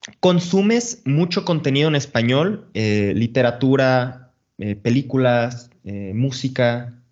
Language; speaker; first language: Spanish; non-native, fluent; English